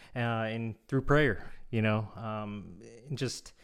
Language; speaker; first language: English; non-native, fluent; Korean